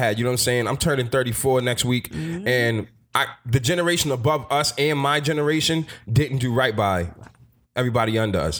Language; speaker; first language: English; native; English